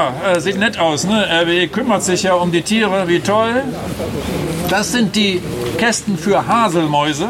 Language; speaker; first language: German; native; German